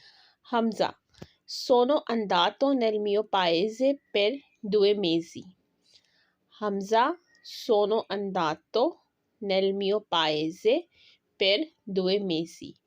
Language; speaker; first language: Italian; non-native, fluent; Urdu